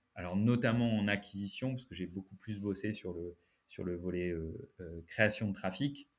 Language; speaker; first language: French; native; French